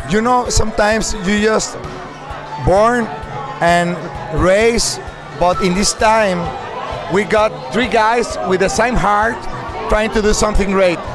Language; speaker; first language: English; non-native, fluent; Spanish